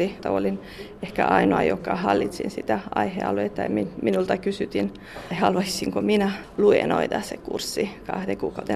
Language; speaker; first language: Finnish; non-native, fluent; Romanian